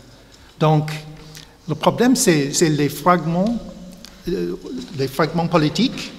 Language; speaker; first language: French; non-native, fluent; English